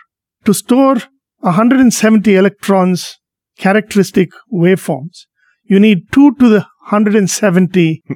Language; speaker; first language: English; non-native, local second language; Tamil